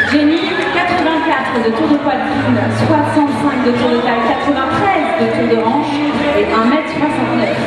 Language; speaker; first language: French; native; French